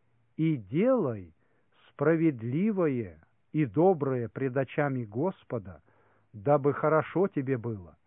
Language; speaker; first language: Russian; native; Russian